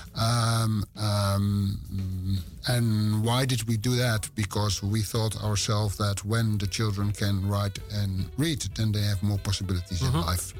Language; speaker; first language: English; non-native, fluent; Dutch